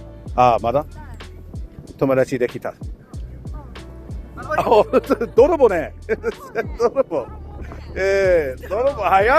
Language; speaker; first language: Japanese; non-native, learner; English